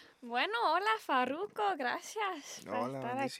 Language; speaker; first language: Spanish; early bilingual, heritage; Spanish